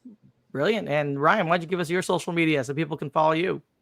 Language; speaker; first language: English; native; English